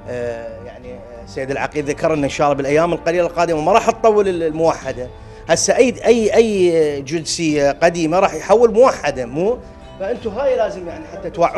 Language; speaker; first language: Arabic; native; Arabic